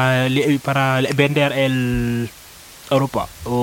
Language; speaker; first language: Spanish; non-native, learner; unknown